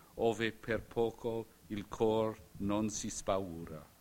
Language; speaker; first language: Italian; non-native, fluent; English